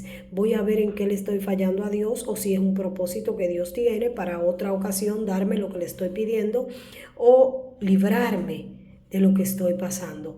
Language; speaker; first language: Spanish; native; Spanish